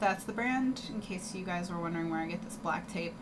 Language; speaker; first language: English; native; English